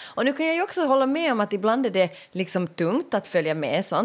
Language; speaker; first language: Swedish; native; Swedish